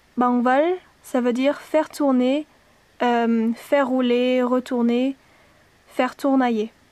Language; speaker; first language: French; native; French